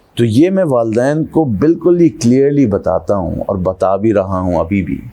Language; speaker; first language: Urdu; native; Urdu